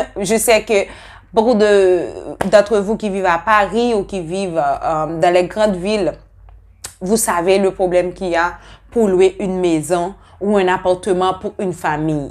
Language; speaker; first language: French; non-native, local second language; Haitian Creole